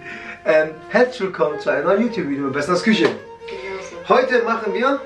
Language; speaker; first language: German; early bilingual, other home language; Kurdish